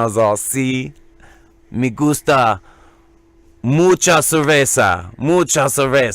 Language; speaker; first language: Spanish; non-native, learner; English